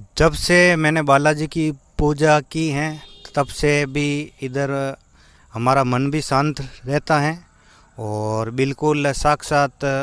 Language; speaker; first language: Hindi; native; Hindi